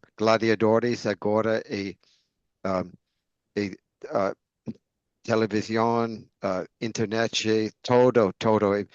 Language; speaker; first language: Portuguese; non-native, learner; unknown